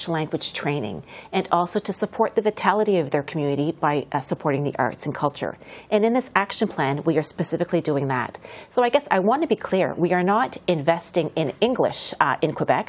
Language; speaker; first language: English; native; English